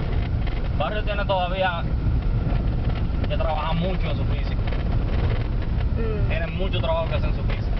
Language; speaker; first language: Spanish; native; Spanish